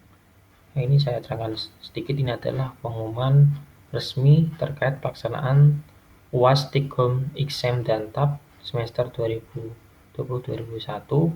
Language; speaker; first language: Indonesian; native; Indonesian